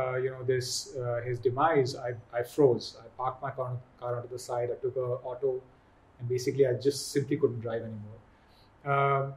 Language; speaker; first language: English; non-native, local second language; Hindi